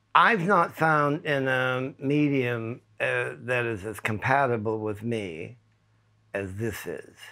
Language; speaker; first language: English; native; English